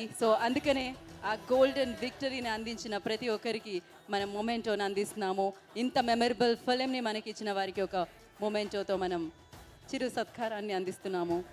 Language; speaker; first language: Telugu; native; Telugu